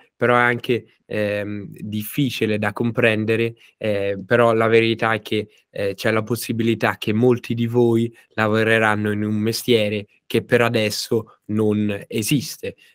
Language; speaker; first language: Italian; native; Italian